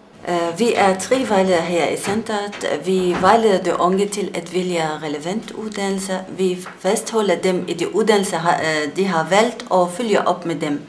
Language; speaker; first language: Danish; non-native, fluent; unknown